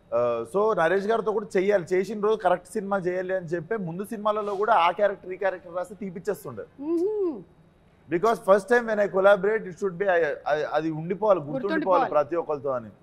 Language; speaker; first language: Telugu; native; Telugu